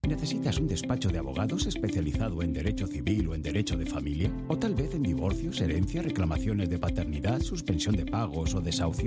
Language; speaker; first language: Spanish; native; Spanish